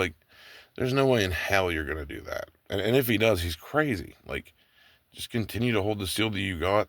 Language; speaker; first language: English; native; English